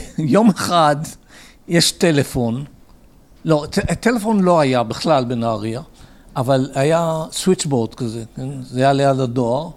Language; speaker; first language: Hebrew; early bilingual, other home language; English